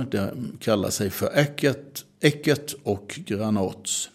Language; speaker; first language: Swedish; native; Swedish